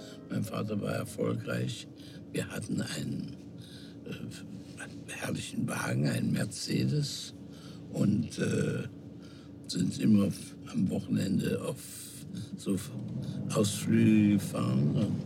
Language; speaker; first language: German; native; German